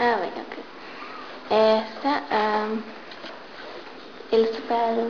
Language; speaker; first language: French; non-native, learner; English